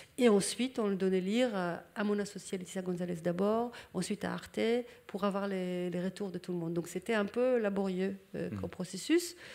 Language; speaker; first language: French; non-native, fluent; Hebrew